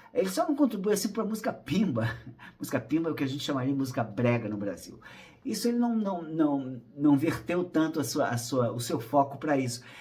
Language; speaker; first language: Portuguese; native; Portuguese